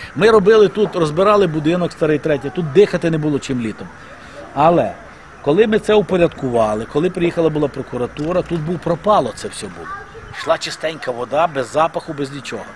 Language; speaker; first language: Ukrainian; native; Ukrainian